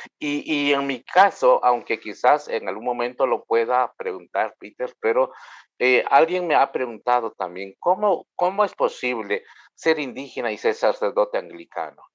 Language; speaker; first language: Spanish; non-native, local second language; Kʼicheʼ